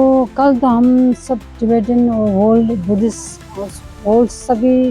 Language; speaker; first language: Hindi; non-native, local second language; Tibetan